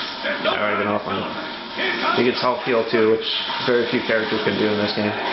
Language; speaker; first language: English; native; English